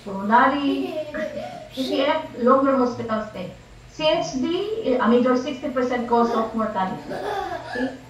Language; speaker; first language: English; non-native, local second language; Filipino